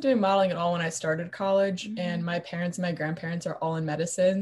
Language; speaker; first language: English; native; English